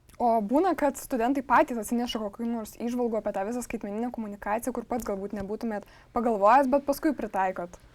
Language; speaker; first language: Lithuanian; native; Lithuanian